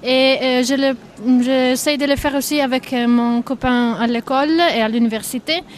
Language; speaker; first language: French; non-native, fluent; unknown